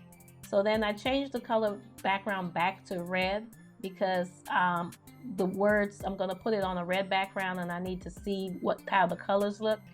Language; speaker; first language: English; native; English